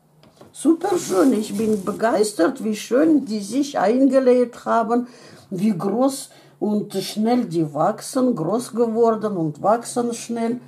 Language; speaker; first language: German; non-native, fluent; Russian